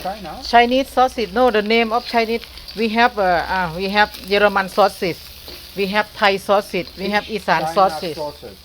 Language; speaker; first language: English; non-native, learner; Thai